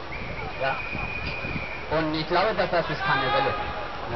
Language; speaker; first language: German; non-native, learner; Spanish